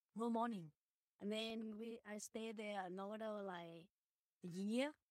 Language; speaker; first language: English; early bilingual, other home language; Vietnamese